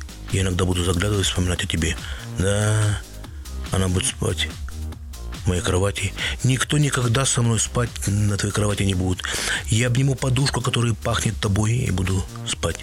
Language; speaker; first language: Russian; native; Russian